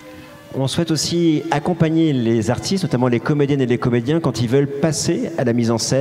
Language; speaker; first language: French; native; French